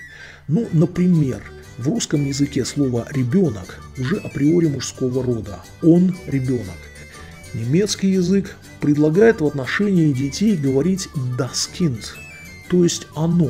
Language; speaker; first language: Russian; native; Russian